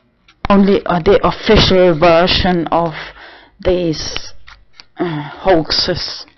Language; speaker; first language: English; non-native, learner; German